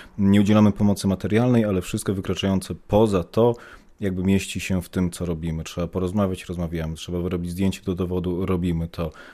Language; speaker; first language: Polish; native; Polish